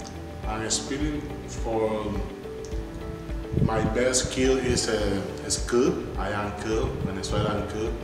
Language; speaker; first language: English; non-native, learner; Spanish